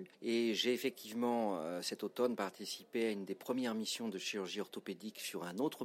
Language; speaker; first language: French; native; French